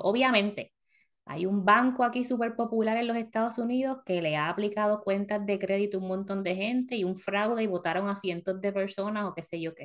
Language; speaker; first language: Spanish; early bilingual, heritage; Spanish